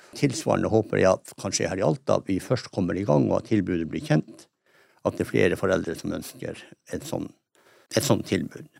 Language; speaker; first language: Norwegian; native; Norwegian